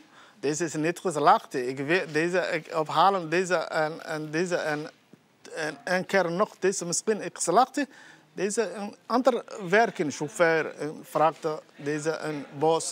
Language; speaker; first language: Dutch; non-native, learner; Somali